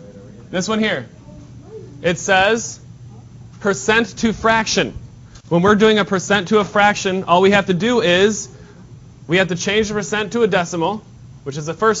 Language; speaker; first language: English; native; English